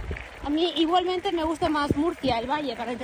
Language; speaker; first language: Spanish; native; Spanish